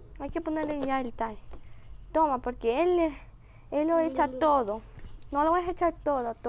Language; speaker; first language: Spanish; native; Spanish